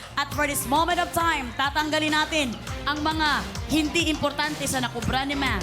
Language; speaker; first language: Filipino; non-native, local second language; Cebuano